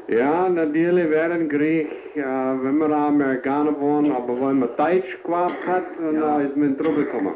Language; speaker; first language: German; early bilingual, heritage; German